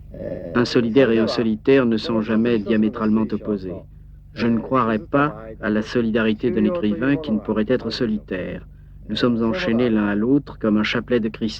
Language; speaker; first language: French; native; French